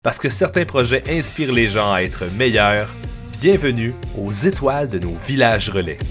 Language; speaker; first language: French; native; French